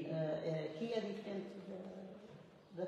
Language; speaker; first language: Portuguese; early bilingual, heritage; French